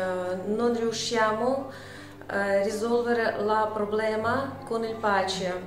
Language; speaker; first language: Italian; non-native, learner; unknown